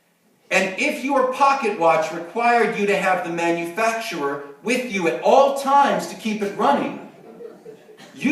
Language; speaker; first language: English; native; English